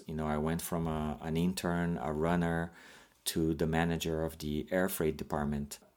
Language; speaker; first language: English; non-native, fluent; Portuguese